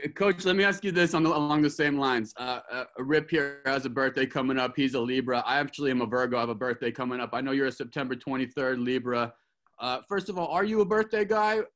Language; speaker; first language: English; native; English